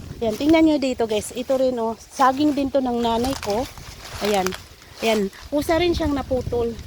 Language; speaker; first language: Filipino; non-native, local second language; Cebuano